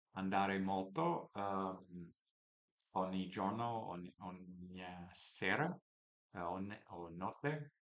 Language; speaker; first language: Italian; non-native, learner; English